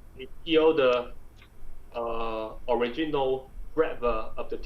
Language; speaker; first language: English; non-native, learner; Chinese